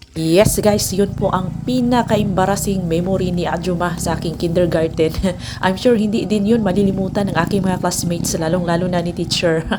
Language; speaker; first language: Filipino; non-native, local second language; Cebuano